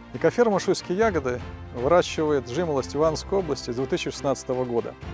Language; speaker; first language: Russian; native; Russian